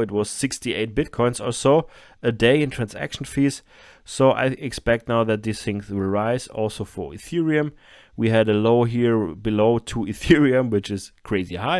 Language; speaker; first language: English; non-native, fluent; German